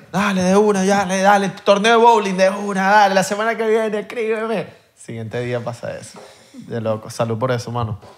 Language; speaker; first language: Spanish; native; Spanish